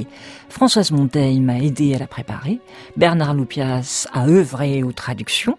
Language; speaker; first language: French; native; French